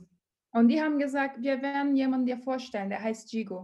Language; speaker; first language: German; non-native, learner; Portuguese